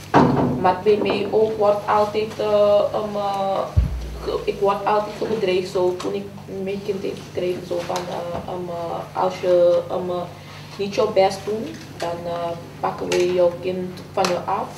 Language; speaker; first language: Dutch; early bilingual, other home language; Papiamento